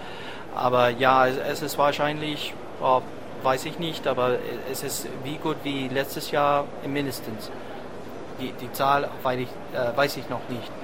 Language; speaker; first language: German; non-native, fluent; English